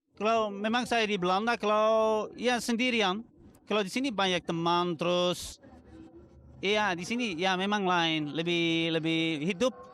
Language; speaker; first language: Indonesian; non-native, fluent; Dutch